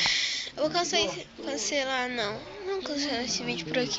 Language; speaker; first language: Portuguese; native; Portuguese